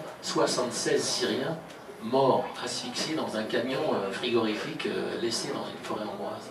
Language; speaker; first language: French; native; French